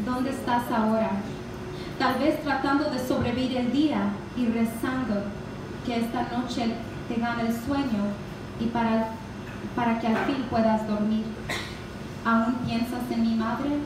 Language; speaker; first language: Spanish; early bilingual, other home language; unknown